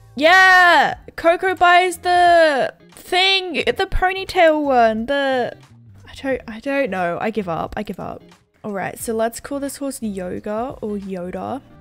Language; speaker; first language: English; native; English